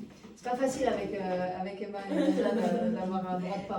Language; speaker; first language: French; native; French